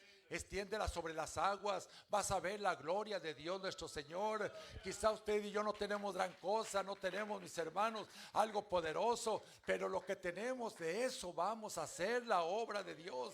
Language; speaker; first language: Spanish; native; Spanish